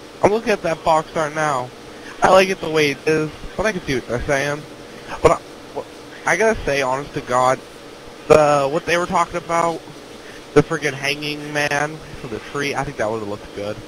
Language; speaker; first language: English; native; English